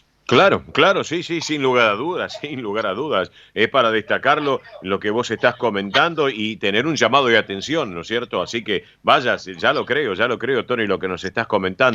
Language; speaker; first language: Spanish; native; Spanish